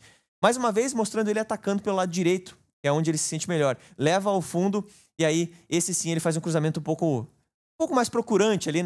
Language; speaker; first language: Portuguese; native; Portuguese